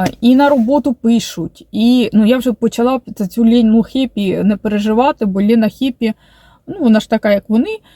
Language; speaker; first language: Ukrainian; non-native, local second language; Russian